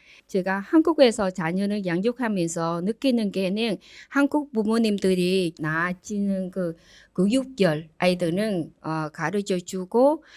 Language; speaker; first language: Korean; non-native, learner; Vietnamese